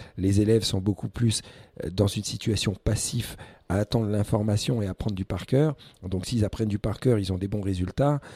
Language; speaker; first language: French; early bilingual, other home language; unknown